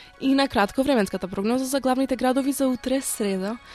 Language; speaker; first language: Macedonian; native; Macedonian